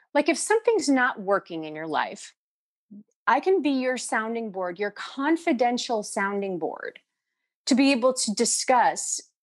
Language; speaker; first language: English; native; English